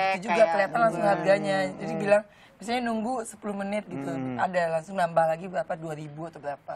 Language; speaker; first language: Indonesian; native; Indonesian